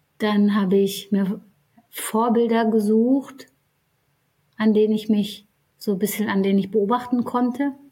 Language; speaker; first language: German; early bilingual, other home language; Turkish